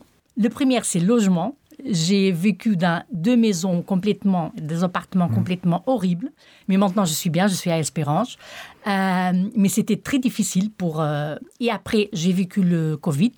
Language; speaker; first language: French; non-native, fluent; Portuguese